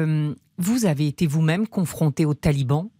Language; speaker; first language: French; native; French